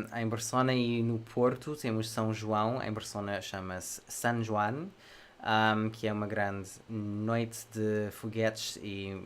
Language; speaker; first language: Portuguese; non-native, fluent; English